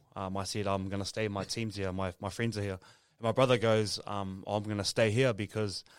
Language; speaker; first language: English; native; English